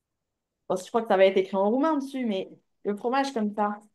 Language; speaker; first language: French; native; French